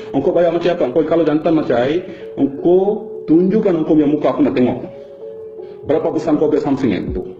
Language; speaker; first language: Malay; non-native, fluent; Bangla